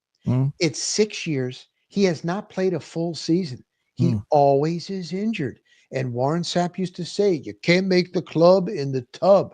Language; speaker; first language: English; native; English